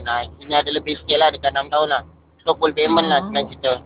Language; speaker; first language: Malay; non-native, local second language; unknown